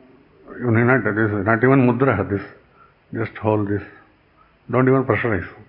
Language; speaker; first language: English; non-native, local second language; Kannada